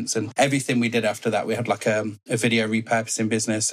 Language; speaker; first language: English; native; English